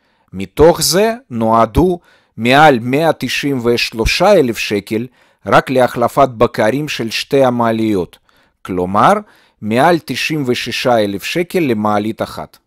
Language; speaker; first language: Hebrew; native; Hebrew